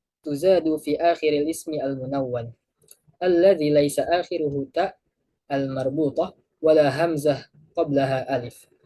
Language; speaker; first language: Arabic; non-native, fluent; Indonesian